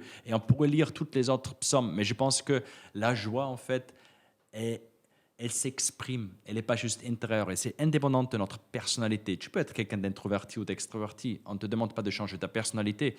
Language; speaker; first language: French; native; French